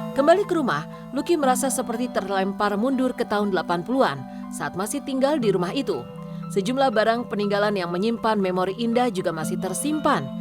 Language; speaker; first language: Indonesian; native; Indonesian